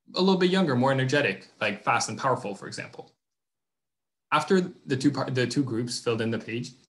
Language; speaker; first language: English; non-native, fluent; French